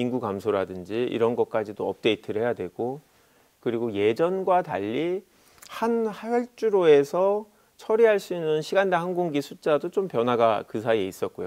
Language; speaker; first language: Korean; native; Korean